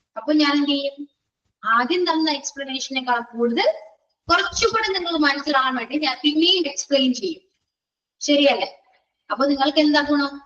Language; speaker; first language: Malayalam; native; Malayalam